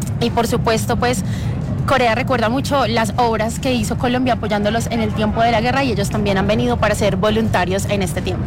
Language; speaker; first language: Spanish; native; Spanish